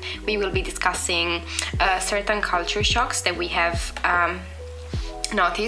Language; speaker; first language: English; non-native, fluent; Italian